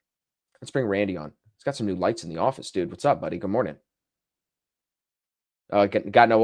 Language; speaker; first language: English; native; English